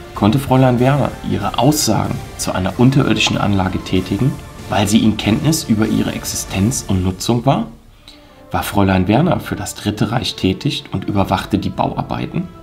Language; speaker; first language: German; native; German